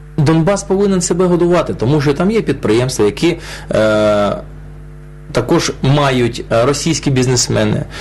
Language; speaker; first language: Ukrainian; non-native, local second language; Russian